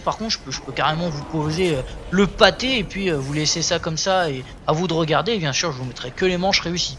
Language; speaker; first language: French; native; French